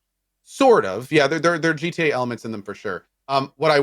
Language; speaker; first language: English; native; English